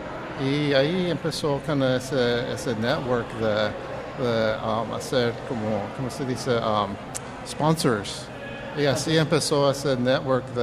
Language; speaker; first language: Spanish; early bilingual, heritage; Spanish